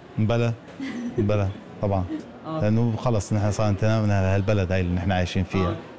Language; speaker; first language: Arabic; native; Arabic